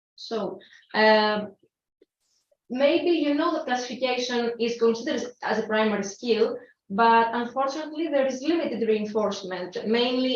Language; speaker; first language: English; non-native, learner; Slovak